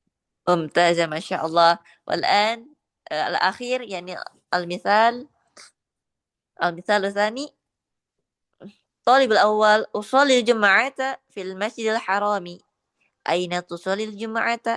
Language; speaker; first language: Arabic; non-native, learner; Indonesian